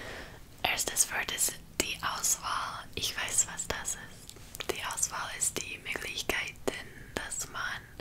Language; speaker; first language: German; non-native, learner; English